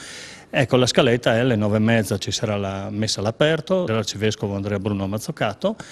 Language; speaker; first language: Italian; native; Italian